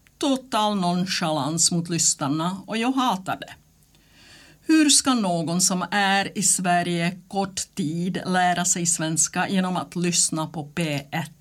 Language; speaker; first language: Swedish; non-native, fluent; Czech